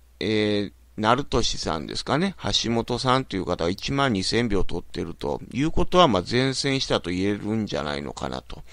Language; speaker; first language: Japanese; native; Japanese